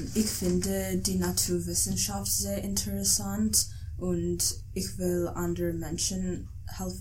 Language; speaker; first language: German; non-native, learner; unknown